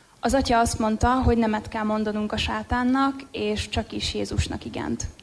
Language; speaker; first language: Hungarian; native; Hungarian